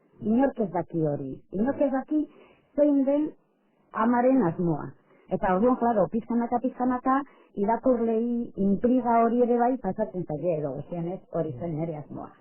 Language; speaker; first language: Basque; non-native, local second language; Spanish